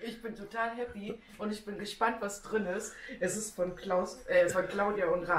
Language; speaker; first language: German; native; German